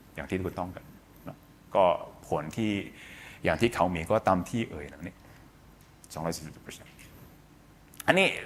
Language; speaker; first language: Thai; non-native, fluent; Indonesian